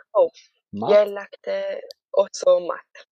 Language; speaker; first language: Norwegian; non-native, learner; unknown